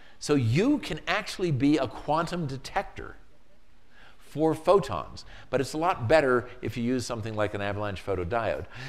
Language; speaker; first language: English; native; English